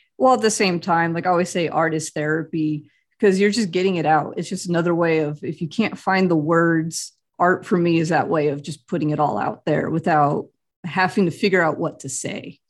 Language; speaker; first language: English; native; English